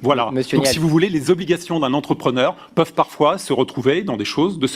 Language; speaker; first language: French; native; French